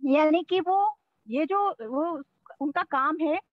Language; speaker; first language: Hindi; native; Hindi